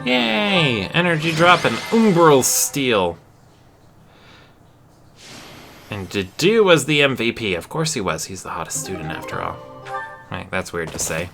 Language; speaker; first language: English; native; English